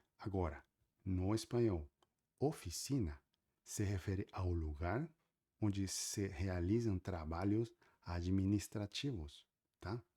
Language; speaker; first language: Portuguese; non-native, fluent; Spanish